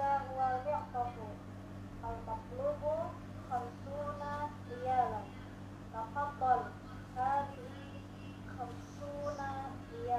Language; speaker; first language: Arabic; non-native, learner; Indonesian